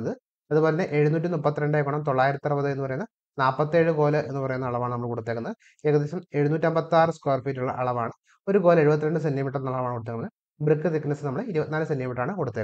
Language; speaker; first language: Malayalam; native; Malayalam